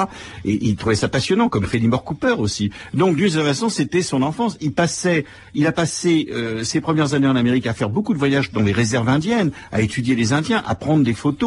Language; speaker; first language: French; native; French